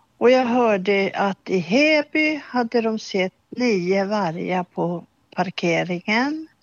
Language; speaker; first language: Swedish; native; Swedish